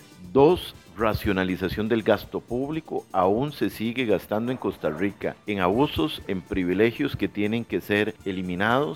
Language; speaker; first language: Spanish; native; Spanish